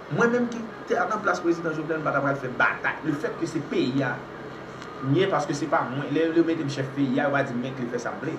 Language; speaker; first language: Haitian Creole; native; Haitian Creole